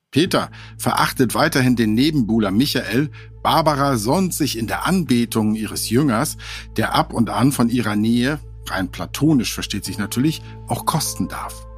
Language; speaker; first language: German; native; German